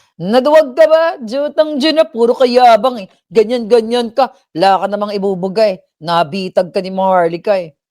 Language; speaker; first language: Filipino; non-native, local second language; Hiligaynon